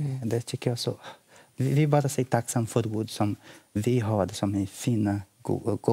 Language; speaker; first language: Swedish; non-native, learner; Portuguese